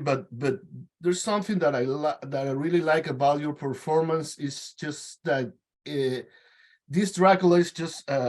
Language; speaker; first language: English; non-native, fluent; Spanish